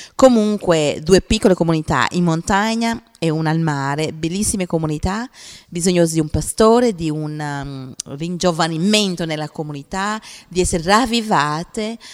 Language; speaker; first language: Italian; non-native, fluent; Portuguese